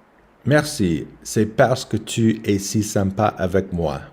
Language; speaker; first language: French; non-native, learner; English